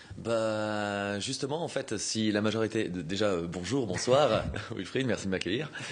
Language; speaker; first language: French; native; French